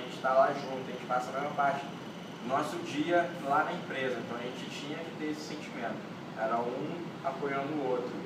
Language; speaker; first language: Portuguese; non-native, local second language; Kabuverdianu